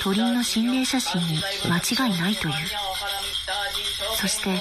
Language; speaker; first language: Japanese; native; Japanese